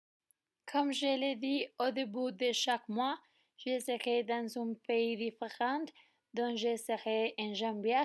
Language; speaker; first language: French; non-native, learner; Spanish